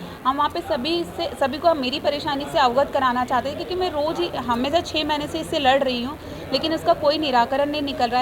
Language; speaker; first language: Hindi; native; Hindi